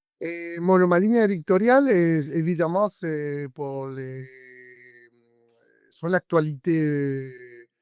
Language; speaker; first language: French; non-native, learner; Spanish